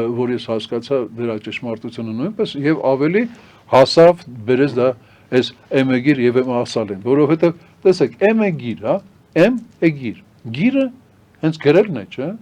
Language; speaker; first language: Armenian; native; Armenian